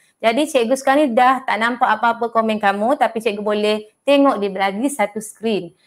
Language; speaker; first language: Malay; native; Malay